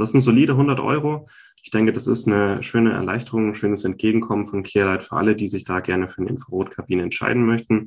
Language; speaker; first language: German; native; German